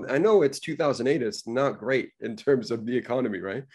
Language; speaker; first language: English; native; English